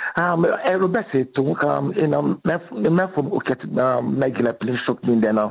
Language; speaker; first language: Hungarian; non-native, fluent; Yoruba